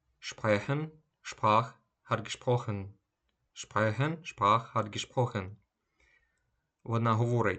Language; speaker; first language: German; non-native, fluent; Ukrainian